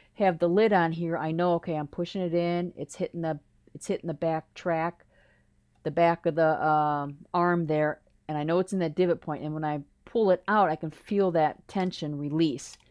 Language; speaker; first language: English; native; English